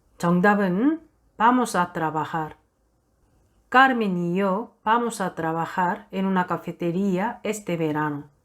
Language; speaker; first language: Spanish; non-native, fluent; Korean